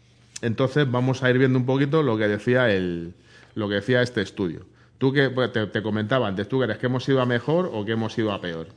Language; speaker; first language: Spanish; native; Spanish